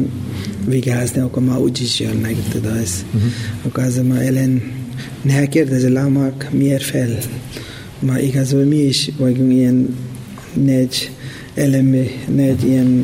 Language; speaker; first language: Hungarian; non-native, learner; Tibetan